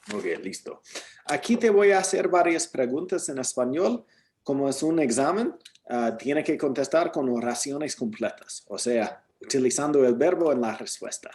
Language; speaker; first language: Spanish; non-native, fluent; English